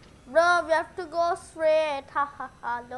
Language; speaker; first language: English; non-native, learner; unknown